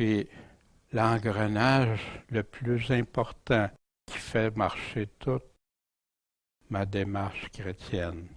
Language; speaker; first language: French; native; French